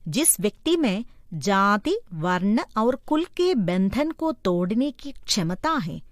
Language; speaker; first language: Hindi; non-native, local second language; Malayalam